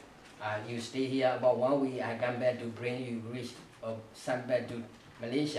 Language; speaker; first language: English; non-native, learner; Burmese